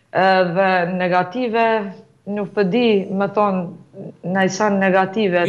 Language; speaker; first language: Albanian; early bilingual, heritage; Albanian